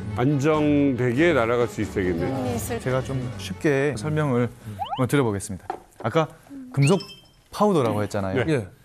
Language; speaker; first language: Korean; native; Korean